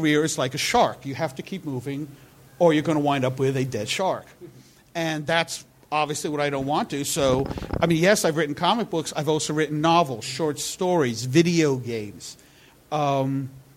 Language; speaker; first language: English; native; English